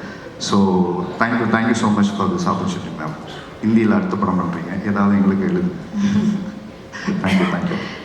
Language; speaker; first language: Tamil; native; Tamil